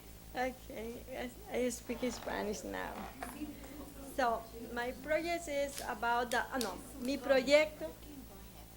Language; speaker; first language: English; non-native, learner; Spanish